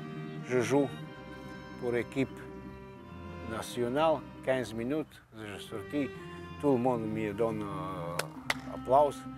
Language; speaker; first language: French; non-native, learner; Croatian